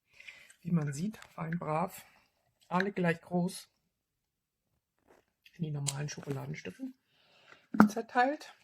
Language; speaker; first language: German; native; German